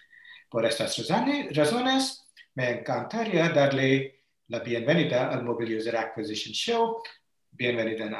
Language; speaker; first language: Spanish; non-native, learner; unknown